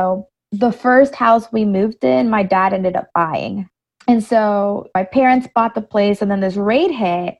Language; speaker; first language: English; early bilingual, other home language; Spanish